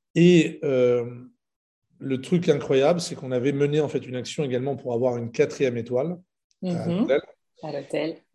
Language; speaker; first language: French; non-native, local second language; Arabic